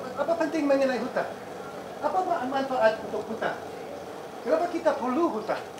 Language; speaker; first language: Indonesian; non-native, fluent; English